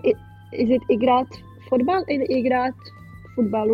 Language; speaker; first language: Russian; non-native, learner; Czech